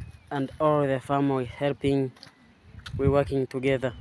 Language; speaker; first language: English; non-native, learner; Swahili